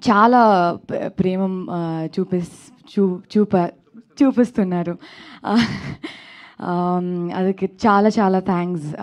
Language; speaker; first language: Telugu; non-native, learner; Kannada